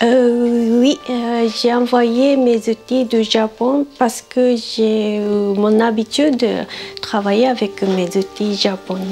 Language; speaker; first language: French; non-native, learner; Japanese